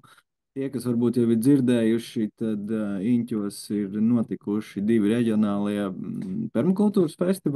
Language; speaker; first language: Latvian; native; Latvian